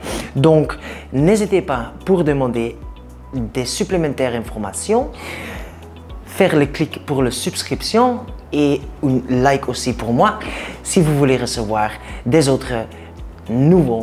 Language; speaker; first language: French; non-native, learner; Spanish